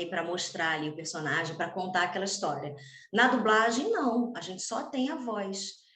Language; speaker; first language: Portuguese; native; Portuguese